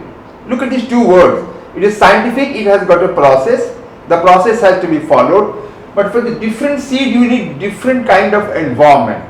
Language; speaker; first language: English; non-native, local second language; Bangla